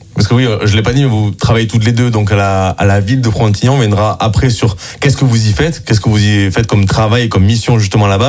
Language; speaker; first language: French; native; French